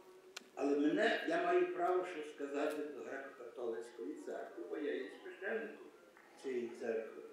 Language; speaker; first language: Ukrainian; early bilingual, heritage; Ukrainian